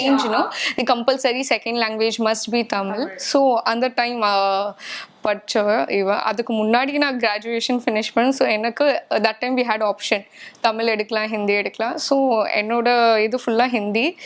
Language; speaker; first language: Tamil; non-native, local second language; Hindi